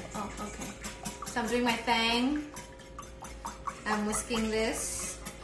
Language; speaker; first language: English; early bilingual, other home language; Spanish